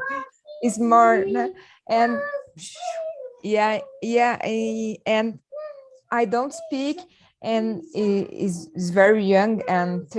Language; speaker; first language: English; non-native, learner; Portuguese